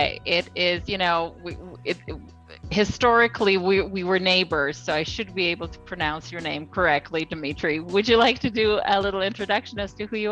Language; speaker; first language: English; non-native, fluent; Polish